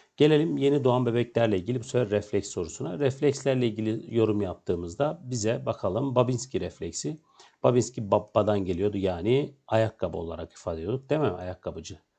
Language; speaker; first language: Turkish; native; Turkish